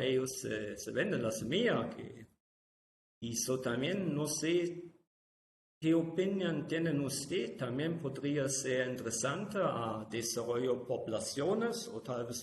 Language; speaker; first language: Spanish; non-native, fluent; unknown